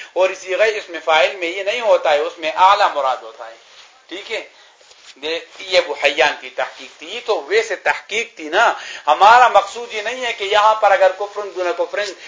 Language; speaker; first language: Urdu; non-native, local second language; Pashto